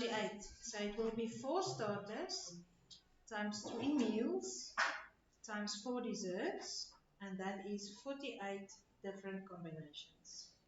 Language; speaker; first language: English; non-native, local second language; Afrikaans